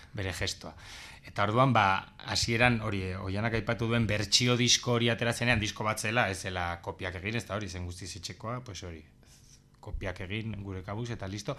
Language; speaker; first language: Basque; non-native, local second language; Spanish